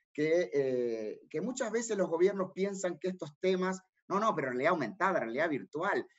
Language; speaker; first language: Spanish; native; Spanish